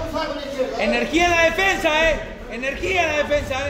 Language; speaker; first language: Spanish; native; Spanish